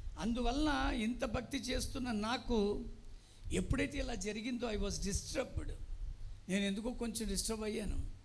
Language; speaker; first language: Telugu; non-native, local second language; Tamil